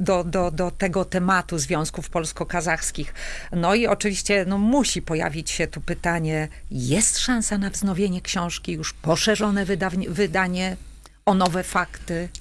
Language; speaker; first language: Polish; native; Polish